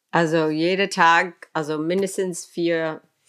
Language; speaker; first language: German; non-native, fluent; English